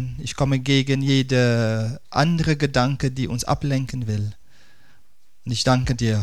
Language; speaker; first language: German; non-native, fluent; Dutch